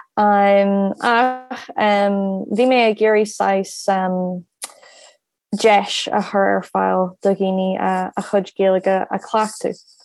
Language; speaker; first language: Irish; non-native, local second language; English